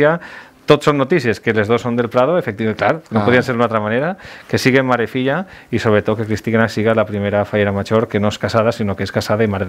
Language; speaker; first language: Catalan; native; Catalan